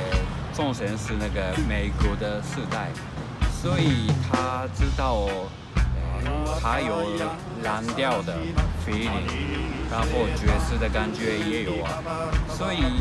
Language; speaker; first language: Chinese; non-native, learner; Japanese